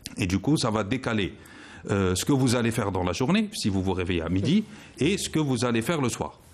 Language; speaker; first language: French; non-native, local second language; Arabic